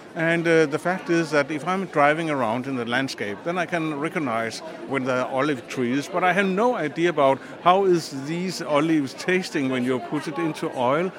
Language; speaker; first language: English; non-native, fluent; Danish